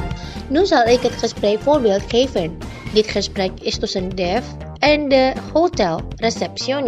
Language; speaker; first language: Dutch; non-native, fluent; Indonesian